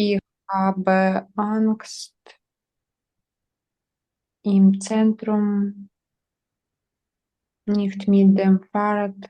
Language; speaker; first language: German; non-native, learner; Ukrainian